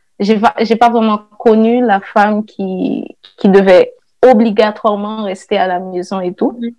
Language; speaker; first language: French; non-native, local second language; Haitian Creole